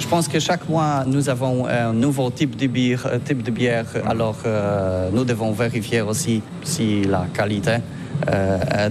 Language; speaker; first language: French; non-native, learner; Polish